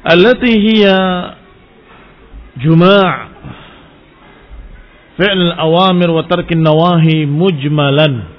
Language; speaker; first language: Arabic; non-native, fluent; Indonesian